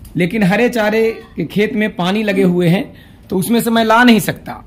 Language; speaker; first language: Hindi; native; Hindi